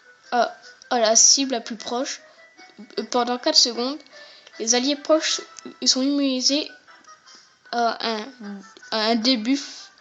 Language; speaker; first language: French; native; French